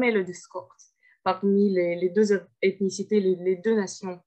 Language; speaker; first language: French; non-native, fluent; Russian